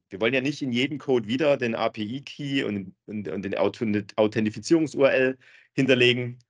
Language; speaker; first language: German; native; German